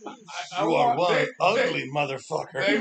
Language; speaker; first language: English; native; English